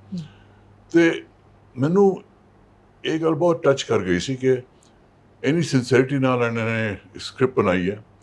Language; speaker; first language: Punjabi; non-native, local second language; Hindi